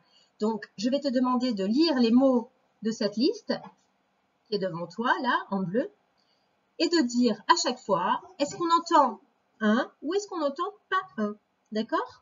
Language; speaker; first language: French; native; French